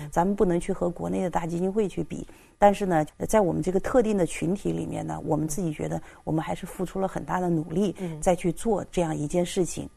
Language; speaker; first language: Chinese; native; Chinese